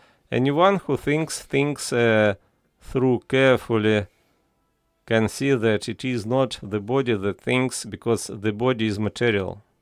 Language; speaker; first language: English; non-native, fluent; Ukrainian